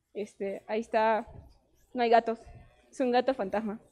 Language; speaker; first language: Spanish; native; Spanish